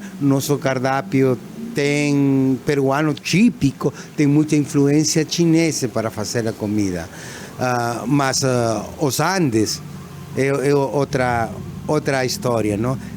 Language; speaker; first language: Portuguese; non-native, fluent; Spanish